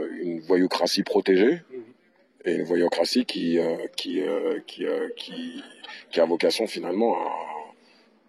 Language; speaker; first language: French; native; French